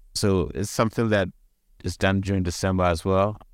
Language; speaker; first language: English; non-native, local second language; Akan